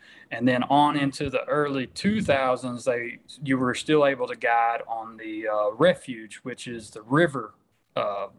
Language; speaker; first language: English; native; English